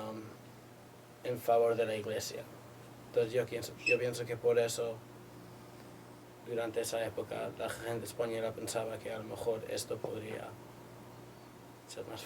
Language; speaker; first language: Spanish; native; Spanish